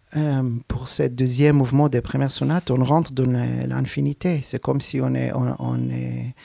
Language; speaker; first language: French; non-native, fluent; Hebrew